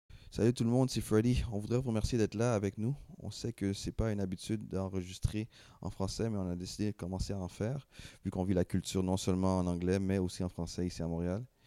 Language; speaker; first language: French; early bilingual, heritage; French